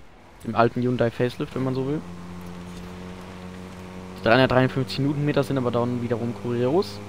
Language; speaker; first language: German; native; German